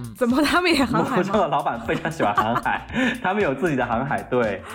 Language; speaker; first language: Chinese; native; Chinese